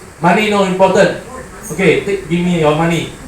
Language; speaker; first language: English; non-native, learner; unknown